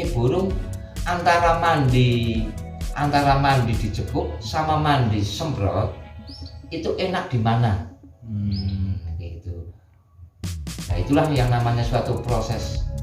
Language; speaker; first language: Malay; non-native, local second language; Javanese